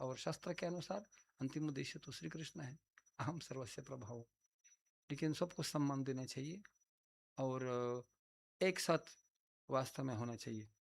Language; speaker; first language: Hindi; non-native, fluent; Russian